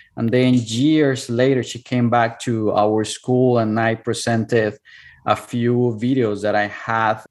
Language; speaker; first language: English; non-native, fluent; Spanish